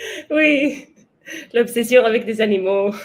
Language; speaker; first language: French; non-native, learner; Spanish